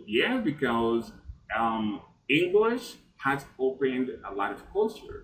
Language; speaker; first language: English; non-native, fluent; Spanish